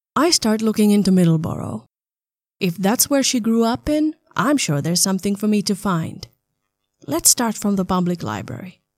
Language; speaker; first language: English; non-native, fluent; Finnish